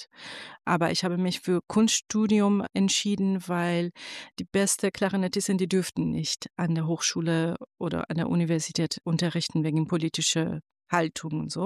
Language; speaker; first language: German; non-native, fluent; Persian